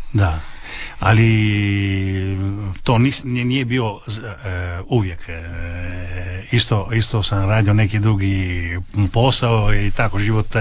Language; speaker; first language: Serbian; early bilingual, heritage; Italian